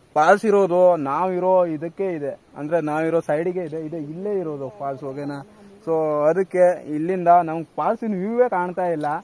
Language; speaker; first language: Kannada; native; Kannada